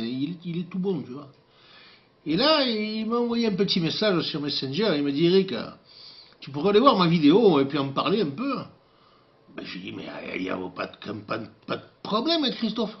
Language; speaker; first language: French; native; French